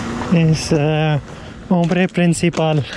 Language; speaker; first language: Spanish; non-native, learner; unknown